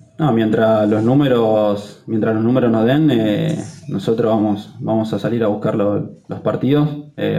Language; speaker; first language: Spanish; native; Spanish